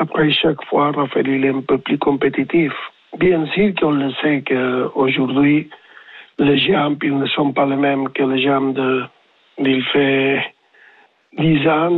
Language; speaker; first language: French; non-native, learner; Spanish